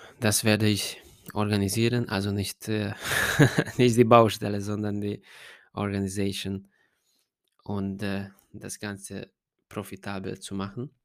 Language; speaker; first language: German; non-native, fluent; Hungarian